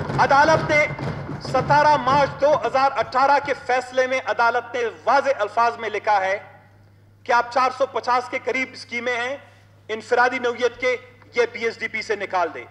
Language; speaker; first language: Urdu; non-native, local second language; Baluchi